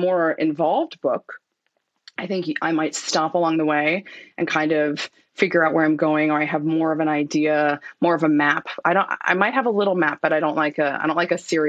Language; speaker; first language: English; native; English